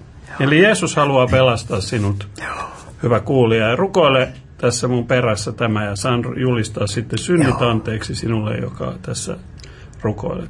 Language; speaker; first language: Finnish; native; Finnish